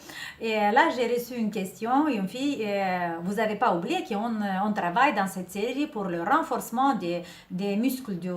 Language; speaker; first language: French; non-native, fluent; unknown